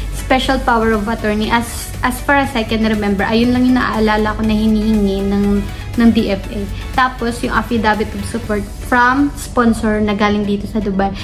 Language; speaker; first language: Filipino; non-native, local second language; Bikol